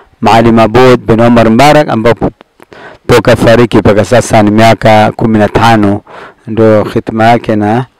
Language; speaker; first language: Swahili; native; Swahili